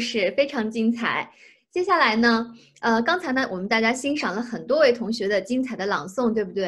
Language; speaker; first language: Chinese; native; Chinese